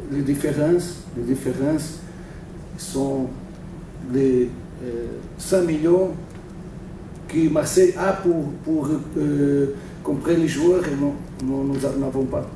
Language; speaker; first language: French; non-native, learner; Portuguese